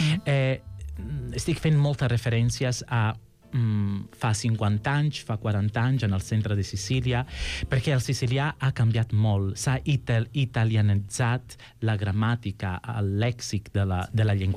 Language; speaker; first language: Catalan; non-native, fluent; Sicilian